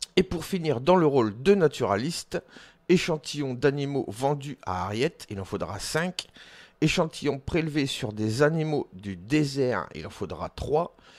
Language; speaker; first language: French; native; French